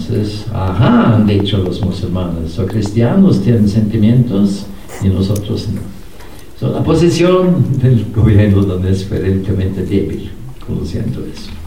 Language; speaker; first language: Spanish; non-native, fluent; Norwegian